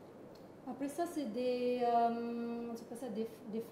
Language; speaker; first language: French; non-native, learner; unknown